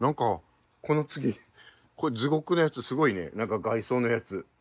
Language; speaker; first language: Japanese; native; Japanese